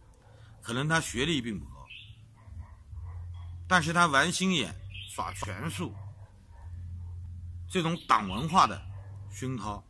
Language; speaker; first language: Chinese; native; Chinese